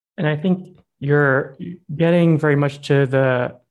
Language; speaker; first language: English; early bilingual, other home language; Burmese